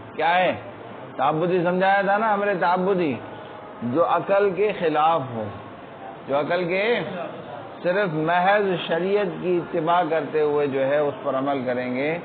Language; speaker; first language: Urdu; non-native, local second language; Sindhi